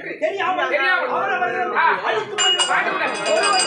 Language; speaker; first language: Tamil; native; Tamil